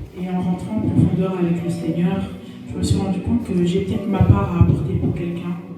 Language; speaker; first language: French; native; French